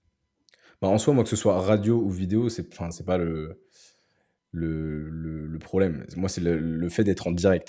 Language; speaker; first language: French; native; French